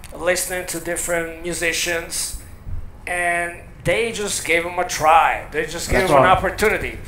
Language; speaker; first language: English; native; English